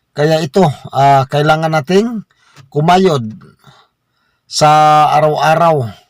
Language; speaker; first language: Filipino; non-native, local second language; Cebuano